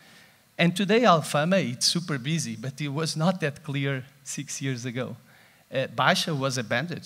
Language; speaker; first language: English; non-native, fluent; Portuguese